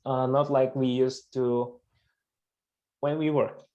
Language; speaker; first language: English; non-native, fluent; Indonesian